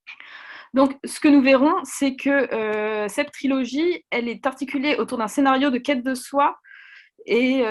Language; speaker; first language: French; native; French